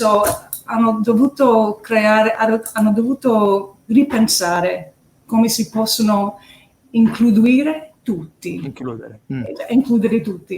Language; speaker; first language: Italian; early bilingual, heritage; English